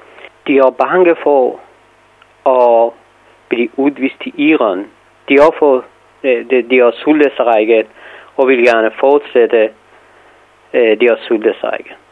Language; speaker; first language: Danish; non-native, fluent; Persian